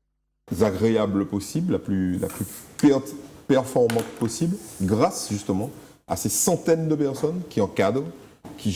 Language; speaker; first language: French; native; French